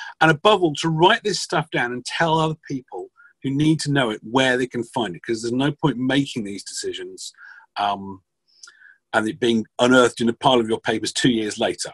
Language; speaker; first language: English; native; English